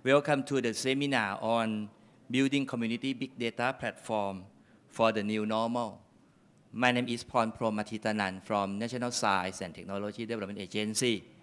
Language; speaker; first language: English; non-native, fluent; Thai